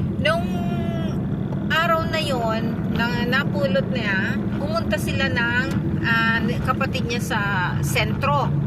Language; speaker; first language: Filipino; non-native, local second language; Bikol